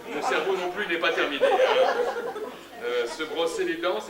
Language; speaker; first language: French; native; French